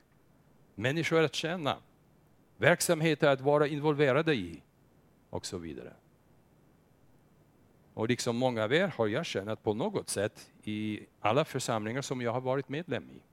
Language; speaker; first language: Swedish; non-native, fluent; English